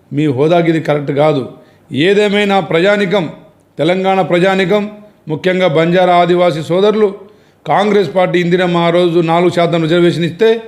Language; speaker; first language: Telugu; native; Telugu